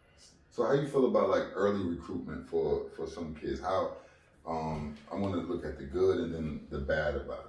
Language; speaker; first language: English; native; English